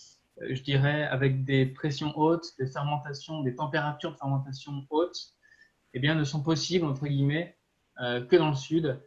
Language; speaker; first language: French; native; French